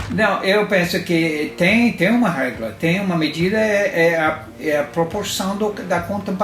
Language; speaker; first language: Portuguese; non-native, fluent; Italian